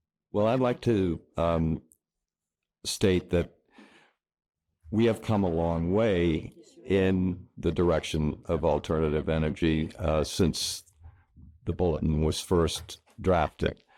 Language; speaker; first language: English; native; English